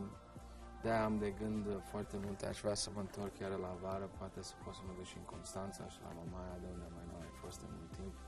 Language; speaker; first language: Romanian; early bilingual, heritage; Romanian